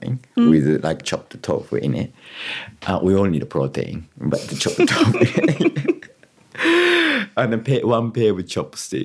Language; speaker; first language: English; non-native, fluent; Japanese